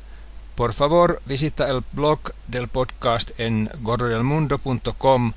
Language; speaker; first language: Spanish; non-native, fluent; Finnish